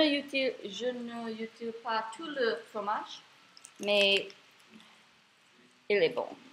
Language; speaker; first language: French; non-native, learner; English